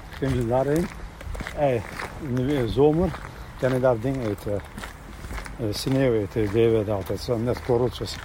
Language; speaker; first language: Dutch; non-native, learner; Turkish